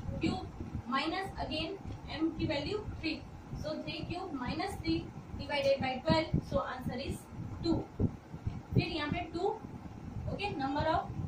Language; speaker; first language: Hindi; non-native, local second language; Gujarati